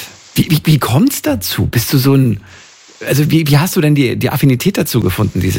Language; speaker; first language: German; native; German